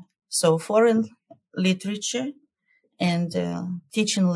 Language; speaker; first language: English; non-native, fluent; Ukrainian